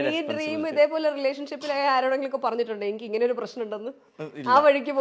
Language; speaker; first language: Malayalam; native; Malayalam